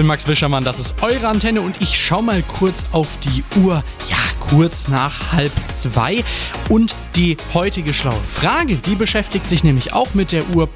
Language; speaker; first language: German; native; German